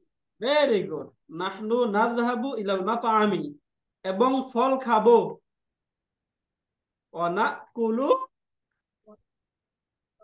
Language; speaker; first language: Arabic; non-native, fluent; Bangla